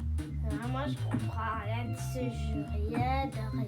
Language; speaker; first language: French; non-native, learner; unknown